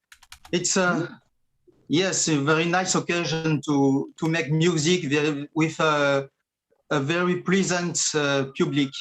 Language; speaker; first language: English; non-native, fluent; French